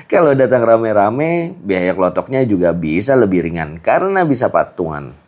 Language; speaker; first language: Indonesian; native; Indonesian